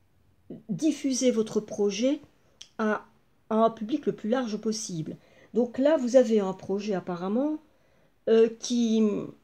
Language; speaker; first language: French; native; French